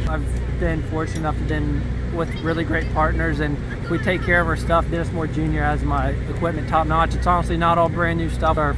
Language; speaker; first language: English; native; English